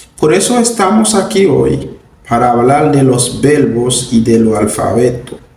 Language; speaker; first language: Spanish; non-native, fluent; Haitian Creole